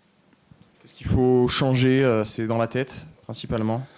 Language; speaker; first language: French; native; French